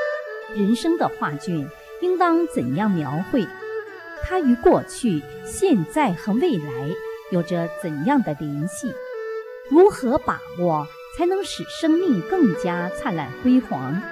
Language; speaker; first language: Chinese; native; Chinese